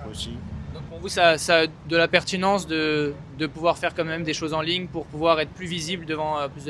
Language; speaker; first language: French; native; French